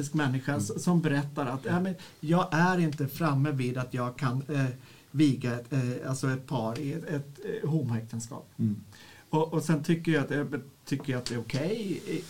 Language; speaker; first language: Swedish; native; Swedish